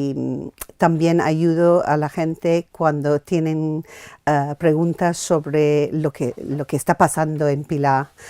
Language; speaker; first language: Spanish; non-native, fluent; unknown